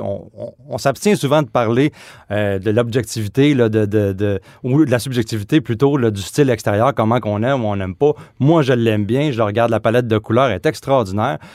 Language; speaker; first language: French; native; French